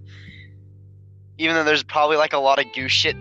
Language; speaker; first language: English; native; English